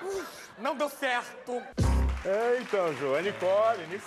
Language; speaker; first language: Portuguese; native; Portuguese